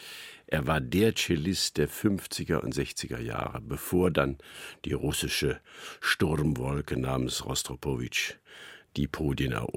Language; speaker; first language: German; native; German